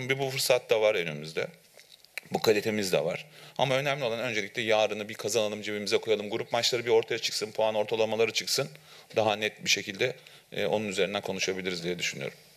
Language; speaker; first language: Turkish; native; Turkish